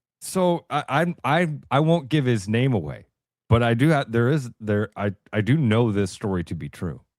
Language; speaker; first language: English; native; English